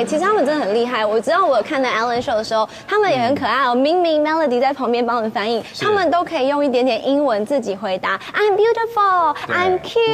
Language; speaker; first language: Chinese; native; Chinese